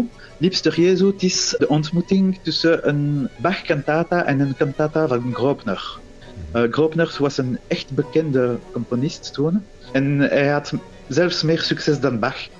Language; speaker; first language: Dutch; non-native, local second language; French